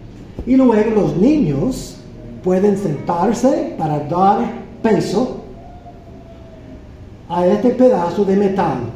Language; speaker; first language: Spanish; non-native, fluent; English